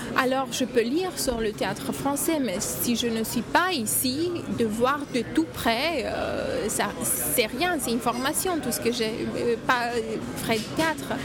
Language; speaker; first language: French; non-native, learner; Romanian